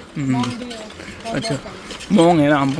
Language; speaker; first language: Hindi; non-native, local second language; Malayalam